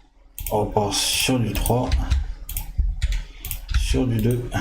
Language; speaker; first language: French; native; French